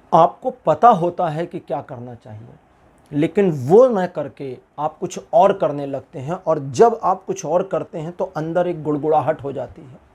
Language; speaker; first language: Hindi; native; Hindi